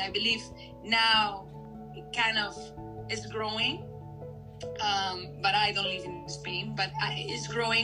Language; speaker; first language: English; non-native, fluent; Spanish